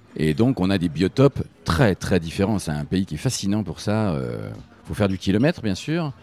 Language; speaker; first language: French; native; French